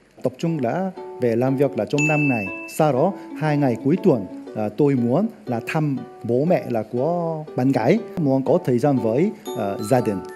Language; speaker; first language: Vietnamese; non-native, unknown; Korean